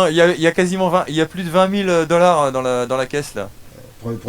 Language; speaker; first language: French; native; French